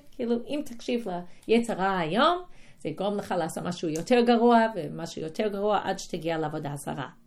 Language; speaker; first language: Hebrew; non-native, fluent; English